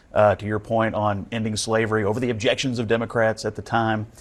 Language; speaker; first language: English; native; English